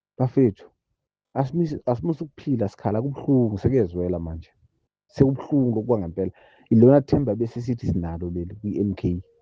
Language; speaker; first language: Zulu; native; Zulu